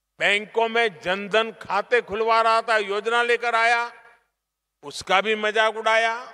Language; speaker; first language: Hindi; non-native, local second language; Gujarati